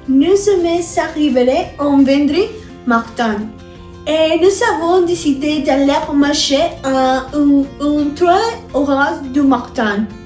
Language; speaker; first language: French; non-native, learner; Spanish